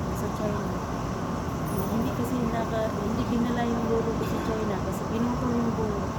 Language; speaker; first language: Filipino; non-native, local second language; Cebuano